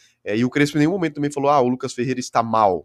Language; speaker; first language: Portuguese; native; Portuguese